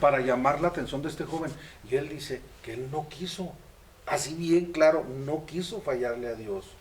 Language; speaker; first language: Spanish; native; Spanish